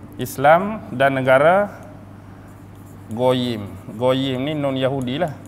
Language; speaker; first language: Malay; native; Malay